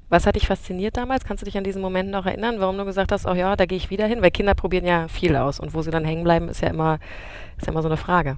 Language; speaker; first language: German; native; German